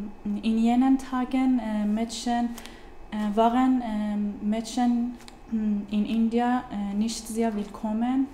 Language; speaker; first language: German; non-native, learner; Persian